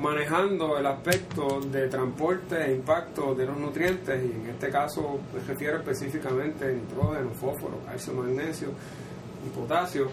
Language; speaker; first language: Spanish; native; Spanish